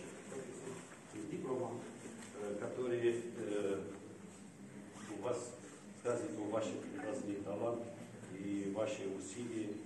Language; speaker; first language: Russian; non-native, learner; Romanian